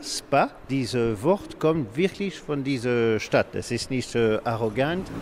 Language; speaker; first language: German; non-native, learner; French